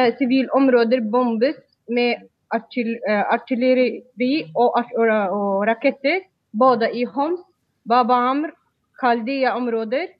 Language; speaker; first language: Norwegian; non-native, fluent; Arabic